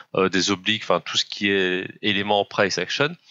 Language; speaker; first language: French; native; French